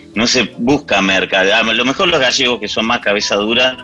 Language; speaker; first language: Spanish; early bilingual, other home language; English